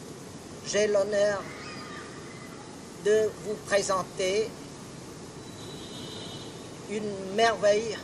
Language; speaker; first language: French; non-native, local second language; Khmer